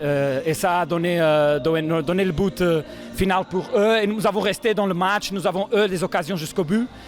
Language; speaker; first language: French; non-native, fluent; Portuguese